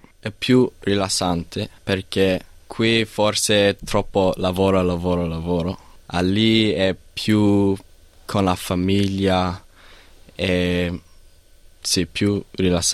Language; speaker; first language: Italian; non-native, learner; English